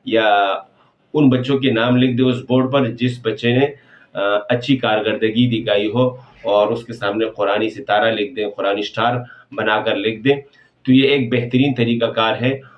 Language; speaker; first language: Urdu; non-native, local second language; Pashto